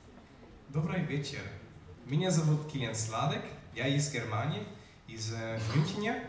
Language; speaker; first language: Russian; non-native, learner; German